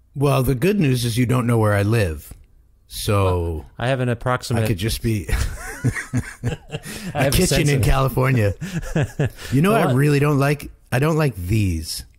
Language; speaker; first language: English; native; English